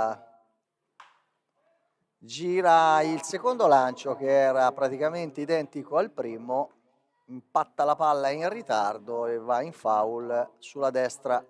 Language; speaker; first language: Italian; native; Italian